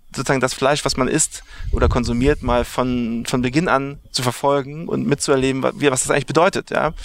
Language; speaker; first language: German; native; German